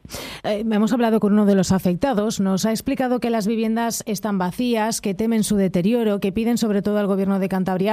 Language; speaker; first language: Spanish; native; Spanish